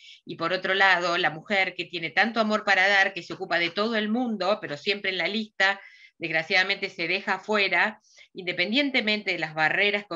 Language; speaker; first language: Spanish; native; Spanish